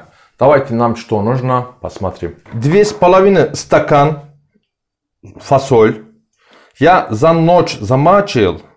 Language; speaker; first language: Russian; non-native, learner; Turkish